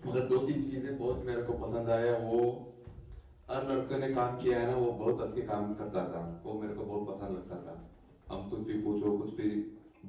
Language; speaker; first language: Hindi; non-native, local second language; Kannada